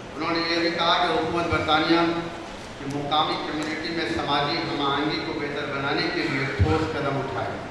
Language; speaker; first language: Urdu; native; Urdu